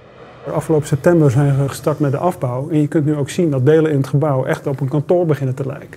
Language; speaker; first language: Dutch; native; Dutch